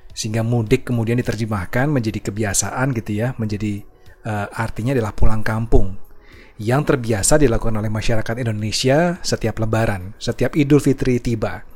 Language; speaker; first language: Indonesian; native; Indonesian